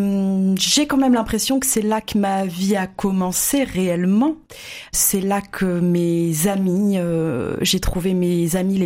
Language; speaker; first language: French; native; French